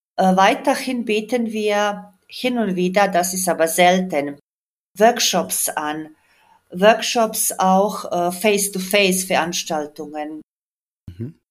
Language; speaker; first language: German; non-native, fluent; Croatian